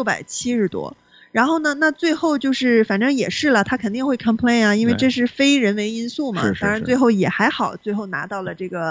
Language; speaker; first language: Chinese; native; Chinese